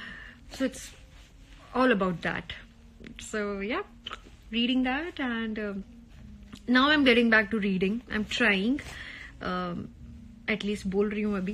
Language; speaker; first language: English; non-native, local second language; Hindi